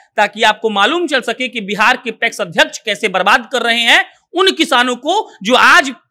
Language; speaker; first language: Hindi; native; Hindi